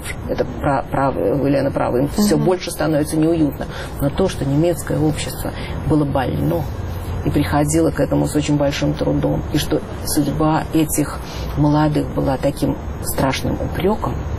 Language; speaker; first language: Russian; native; Russian